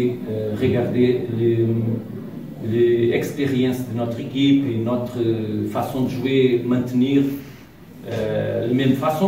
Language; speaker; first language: French; non-native, learner; Portuguese